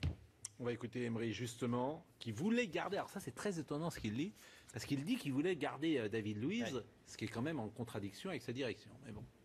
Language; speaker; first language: French; native; French